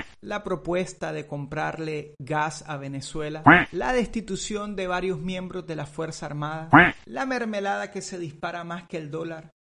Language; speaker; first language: Spanish; native; Spanish